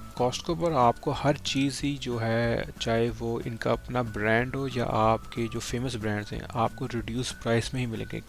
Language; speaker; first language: Urdu; non-native, local second language; Punjabi